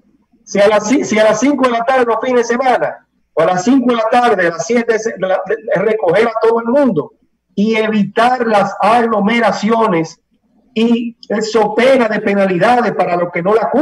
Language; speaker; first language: Spanish; native; Spanish